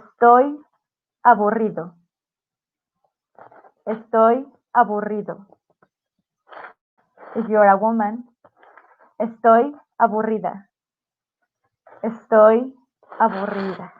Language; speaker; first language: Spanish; non-native, fluent; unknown